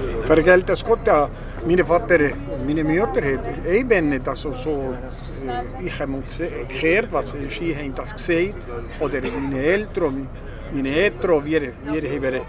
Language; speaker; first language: German; early bilingual, heritage; German